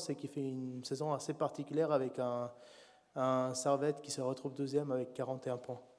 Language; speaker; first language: French; native; French